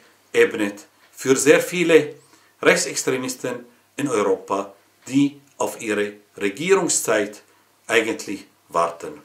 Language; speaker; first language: German; non-native, fluent; Arabic